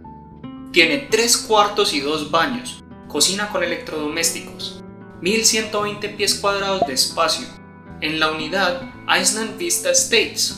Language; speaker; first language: Spanish; native; Spanish